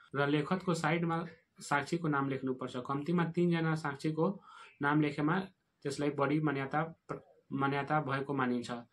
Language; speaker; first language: Nepali; non-native, local second language; Bhojpuri